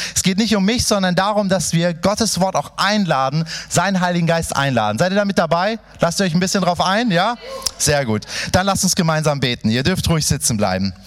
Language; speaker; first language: German; early bilingual, other home language; Persian